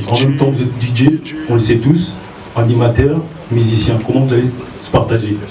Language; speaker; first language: French; non-native, local second language; Lingala